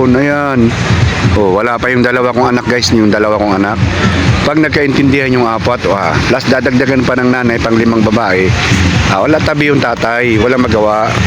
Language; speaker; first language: Filipino; non-native, local second language; Cebuano